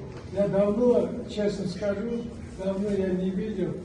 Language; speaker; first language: Russian; non-native, local second language; Uzbek